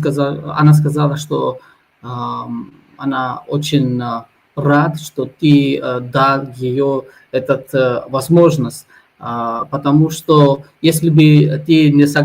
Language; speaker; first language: Russian; non-native, learner; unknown